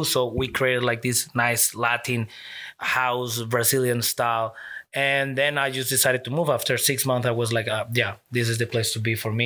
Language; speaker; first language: English; non-native, fluent; Spanish